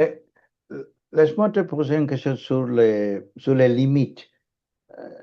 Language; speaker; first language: French; non-native, fluent; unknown